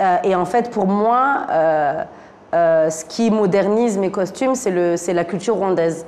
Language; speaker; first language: French; native; French